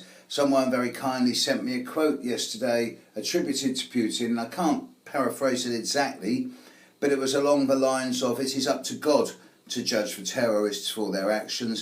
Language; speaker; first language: English; native; English